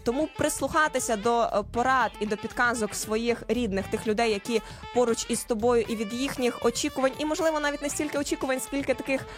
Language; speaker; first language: Ukrainian; native; Ukrainian